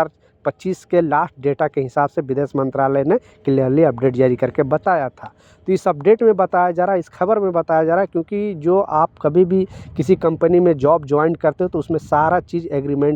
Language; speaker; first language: Hindi; native; Hindi